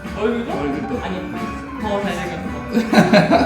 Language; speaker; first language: Korean; non-native, learner; Japanese